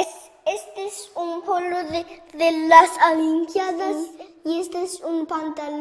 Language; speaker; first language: Spanish; non-native, learner; English